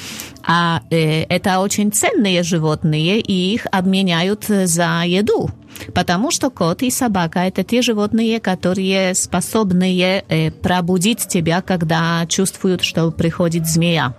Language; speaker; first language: Russian; non-native, fluent; Polish